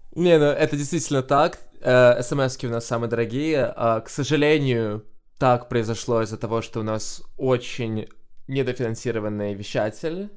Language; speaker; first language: Russian; native; Russian